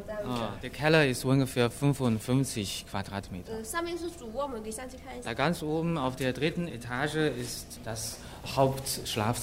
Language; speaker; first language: German; non-native, fluent; Chinese